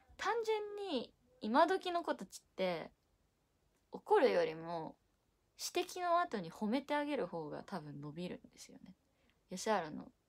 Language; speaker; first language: Japanese; native; Japanese